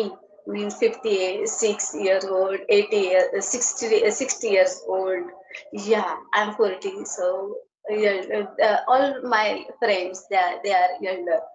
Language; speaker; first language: English; non-native, learner; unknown